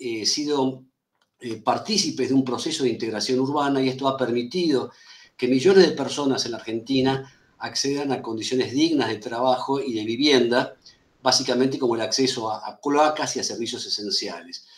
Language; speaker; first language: Spanish; native; Spanish